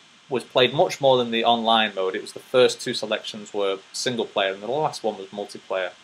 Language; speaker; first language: English; native; English